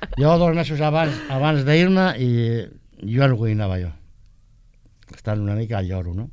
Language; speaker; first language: Catalan; non-native, local second language; Spanish